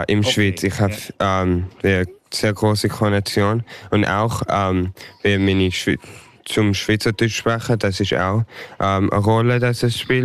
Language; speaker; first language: German; early bilingual, heritage; English